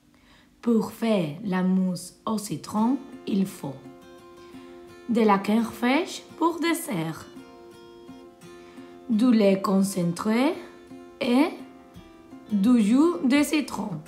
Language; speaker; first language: French; non-native, learner; Spanish